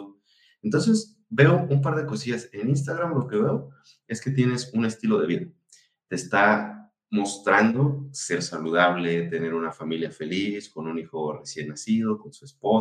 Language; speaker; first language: Spanish; native; Spanish